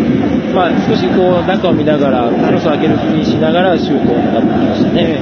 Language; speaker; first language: Japanese; native; Japanese